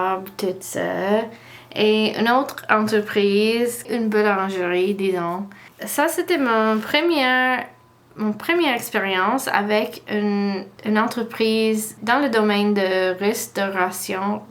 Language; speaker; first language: French; non-native, learner; English